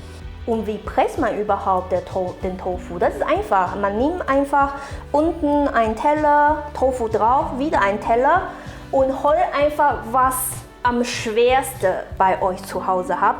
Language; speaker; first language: German; non-native, fluent; Chinese